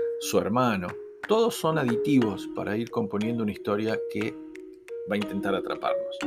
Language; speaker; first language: Spanish; native; Spanish